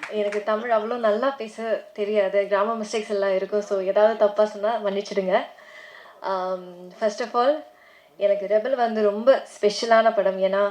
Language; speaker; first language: Tamil; non-native, learner; Malayalam